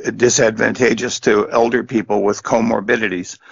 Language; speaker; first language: English; native; English